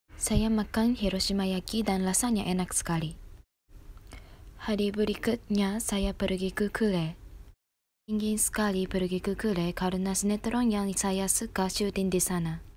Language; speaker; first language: Indonesian; non-native, learner; Japanese